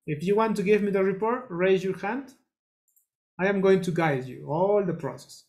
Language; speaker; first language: English; non-native, learner; Spanish